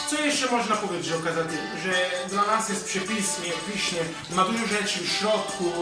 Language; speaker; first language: Polish; non-native, learner; Italian